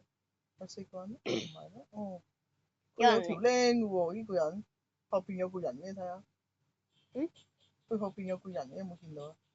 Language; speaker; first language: Chinese; native; Chinese